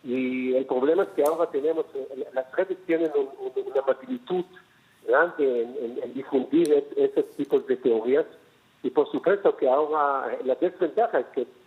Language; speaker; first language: Spanish; non-native, fluent; Hebrew